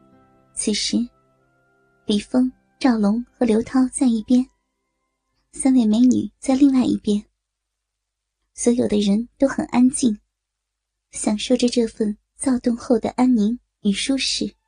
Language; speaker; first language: Chinese; native; Chinese